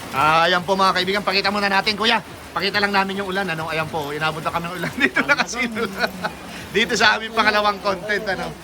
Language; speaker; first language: Filipino; non-native, local second language; Bikol